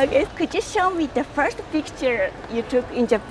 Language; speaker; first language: English; non-native, learner; Japanese